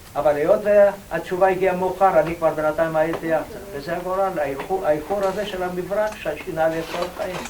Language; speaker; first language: Hebrew; non-native, fluent; Ladino